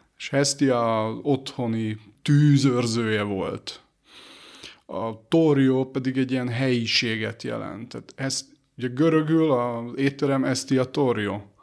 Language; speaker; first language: Hungarian; early bilingual, other home language; Greek